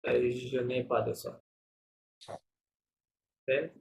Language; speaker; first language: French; non-native, fluent; Bangla